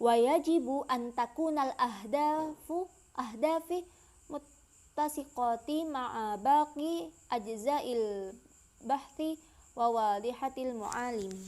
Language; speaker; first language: Arabic; non-native, learner; Indonesian